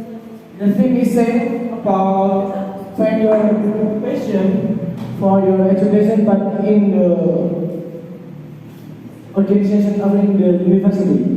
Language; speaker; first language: English; non-native, learner; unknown